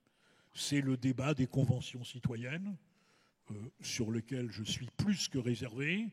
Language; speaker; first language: French; native; French